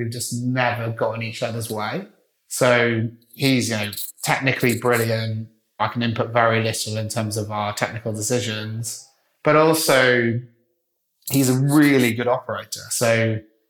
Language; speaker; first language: English; native; English